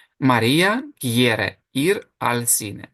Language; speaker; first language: Spanish; non-native, fluent; Ukrainian